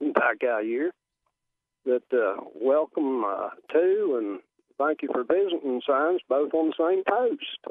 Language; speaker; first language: English; native; English